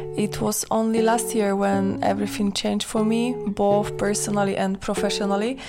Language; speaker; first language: English; non-native, fluent; Polish